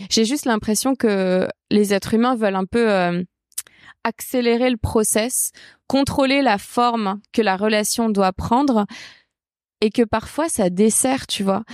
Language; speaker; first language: French; native; French